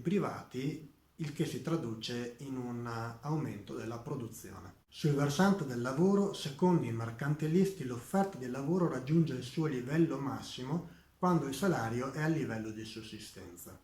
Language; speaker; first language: Italian; native; Italian